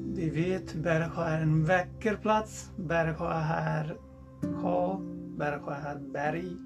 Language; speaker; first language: Swedish; non-native, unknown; Nepali